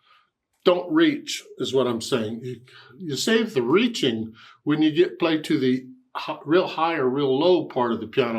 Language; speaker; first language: English; native; English